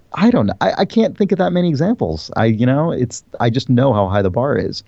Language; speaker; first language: English; native; English